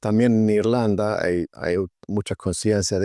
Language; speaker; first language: Spanish; non-native, fluent; Swedish